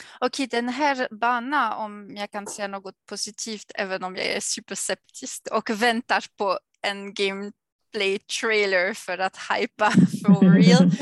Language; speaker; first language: Swedish; non-native, fluent; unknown